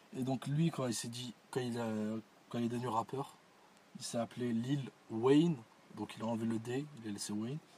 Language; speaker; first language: French; early bilingual, other home language; Arabic